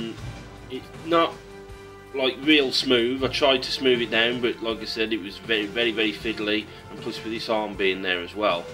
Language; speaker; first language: English; native; English